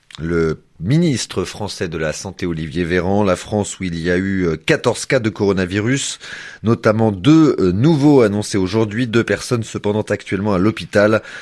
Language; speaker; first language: French; native; French